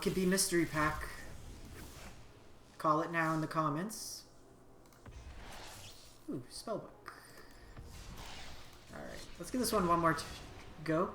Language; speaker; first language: English; native; English